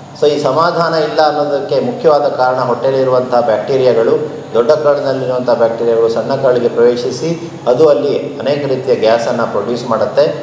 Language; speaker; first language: Kannada; native; Kannada